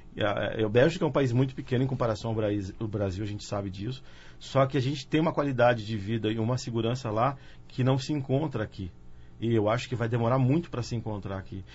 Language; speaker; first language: Portuguese; native; Portuguese